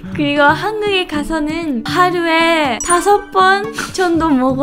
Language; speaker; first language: Korean; non-native, fluent; Japanese